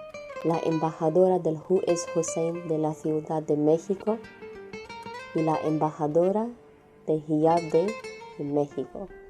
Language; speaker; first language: Spanish; non-native, fluent; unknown